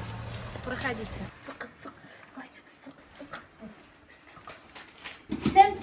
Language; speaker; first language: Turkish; non-native, learner; Russian